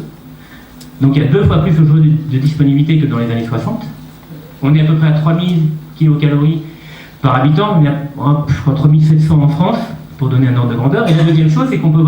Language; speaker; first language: French; native; French